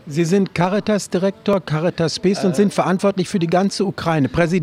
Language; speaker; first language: German; native; German